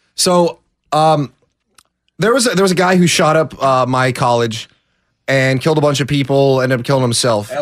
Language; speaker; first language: English; native; English